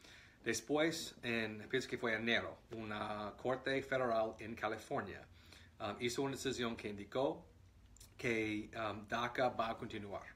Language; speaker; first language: Spanish; non-native, fluent; English